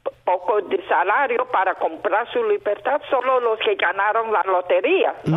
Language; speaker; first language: Spanish; non-native, fluent; Chinese